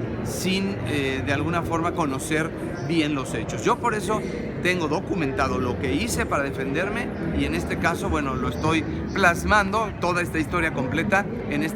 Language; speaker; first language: Spanish; native; Spanish